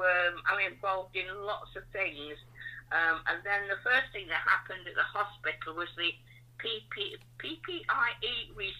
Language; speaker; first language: English; native; English